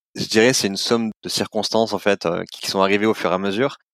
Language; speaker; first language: French; native; French